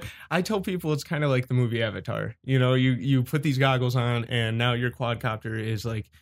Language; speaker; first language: English; native; English